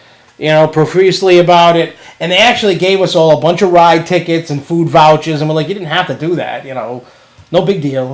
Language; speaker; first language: English; native; English